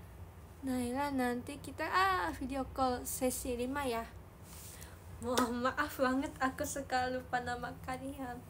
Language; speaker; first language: Indonesian; non-native, learner; Japanese